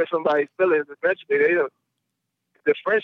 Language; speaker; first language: English; native; English